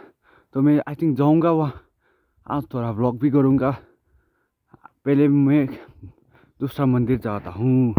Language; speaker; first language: Hindi; non-native, local second language; Nepali